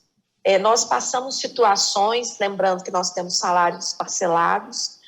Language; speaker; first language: Portuguese; native; Portuguese